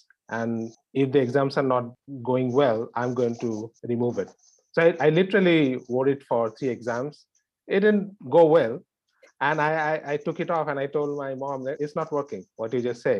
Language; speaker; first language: English; non-native, local second language; Bangla